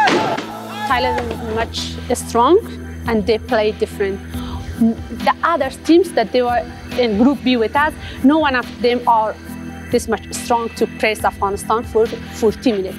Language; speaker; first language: English; non-native, local second language; Persian